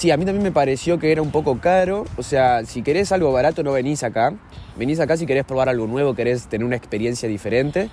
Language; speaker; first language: Spanish; native; Spanish